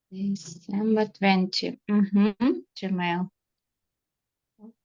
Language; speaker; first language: English; non-native, learner; Russian